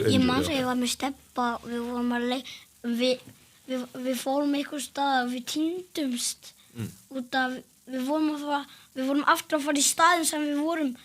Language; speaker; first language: Icelandic; early bilingual, other home language; Portuguese